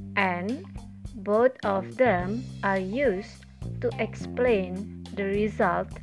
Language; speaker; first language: English; non-native, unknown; Indonesian